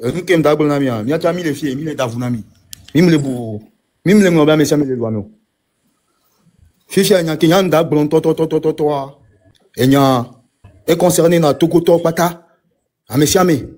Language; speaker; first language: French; non-native, local second language; Ewe